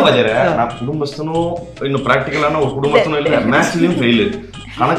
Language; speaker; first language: Tamil; native; Tamil